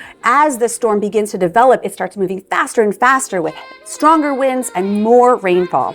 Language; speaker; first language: English; native; English